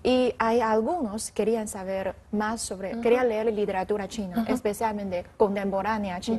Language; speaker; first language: Spanish; non-native, learner; Chinese